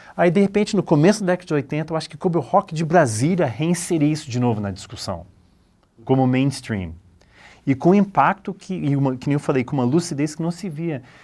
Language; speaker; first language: Portuguese; early bilingual, other home language; English